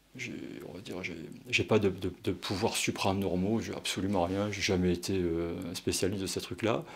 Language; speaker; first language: French; native; French